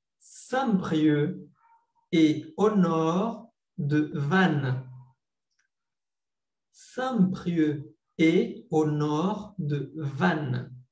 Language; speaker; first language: French; non-native, fluent; Spanish